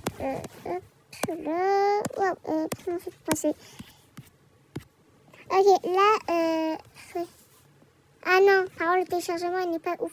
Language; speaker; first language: French; native; French